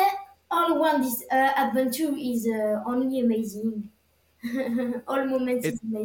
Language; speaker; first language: English; non-native, learner; French